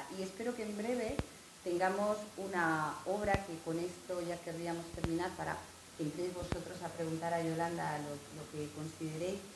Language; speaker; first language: Spanish; native; Spanish